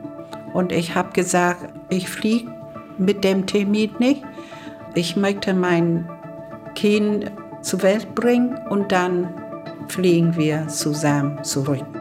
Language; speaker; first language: German; non-native, learner; Vietnamese